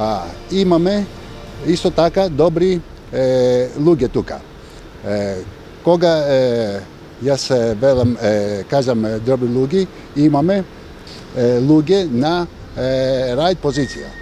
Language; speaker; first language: Macedonian; non-native, learner; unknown